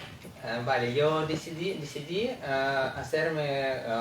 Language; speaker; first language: Spanish; non-native, fluent; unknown